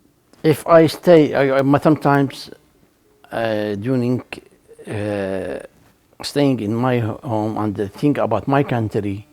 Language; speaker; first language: English; non-native, learner; Arabic